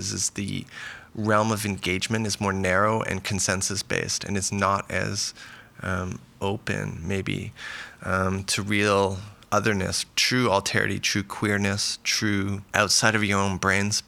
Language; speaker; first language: English; native; English